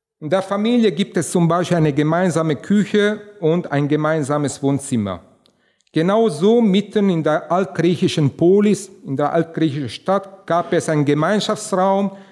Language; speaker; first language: German; non-native, fluent; Italian